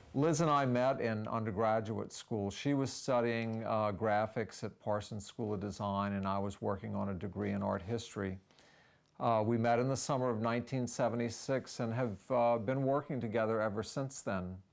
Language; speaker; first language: English; native; English